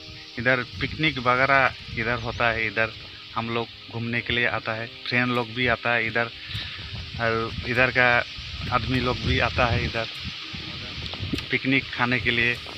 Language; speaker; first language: Hindi; non-native, local second language; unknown